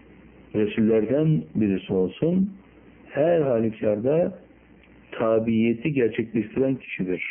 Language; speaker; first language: Turkish; native; Turkish